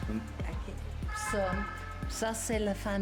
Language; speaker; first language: French; non-native, learner; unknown